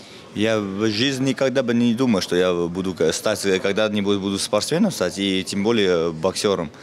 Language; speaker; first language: Russian; non-native, fluent; Armenian